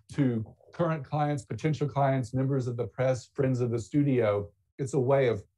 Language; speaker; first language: English; native; English